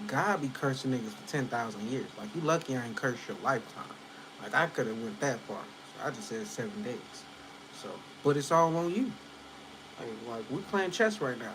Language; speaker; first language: English; native; English